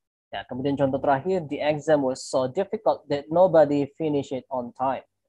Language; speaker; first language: English; non-native, fluent; Indonesian